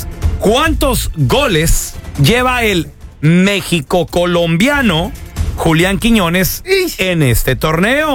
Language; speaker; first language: Spanish; native; Spanish